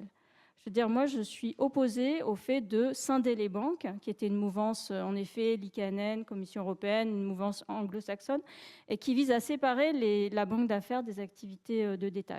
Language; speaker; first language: French; native; French